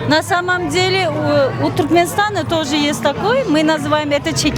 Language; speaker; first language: Russian; non-native, learner; Turkmen